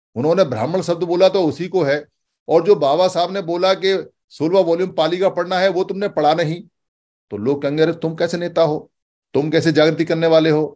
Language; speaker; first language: Hindi; native; Hindi